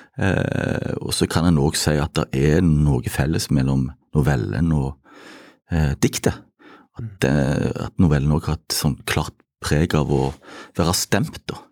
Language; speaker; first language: Norwegian; native; Norwegian